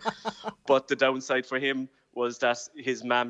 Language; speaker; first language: English; native; English